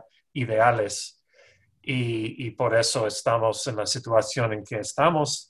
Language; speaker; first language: Spanish; non-native, fluent; English